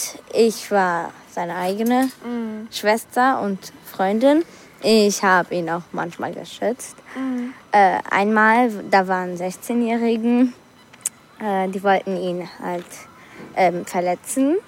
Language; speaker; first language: German; early bilingual, other home language; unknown